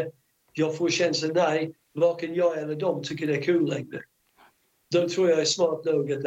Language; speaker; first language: Swedish; non-native, fluent; English